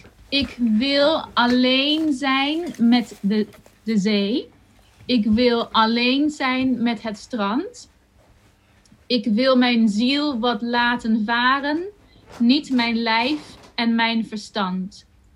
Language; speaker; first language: Dutch; native; Dutch